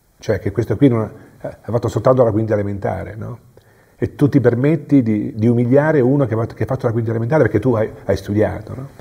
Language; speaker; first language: Italian; native; Italian